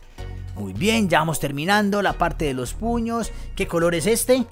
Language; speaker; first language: Spanish; native; Spanish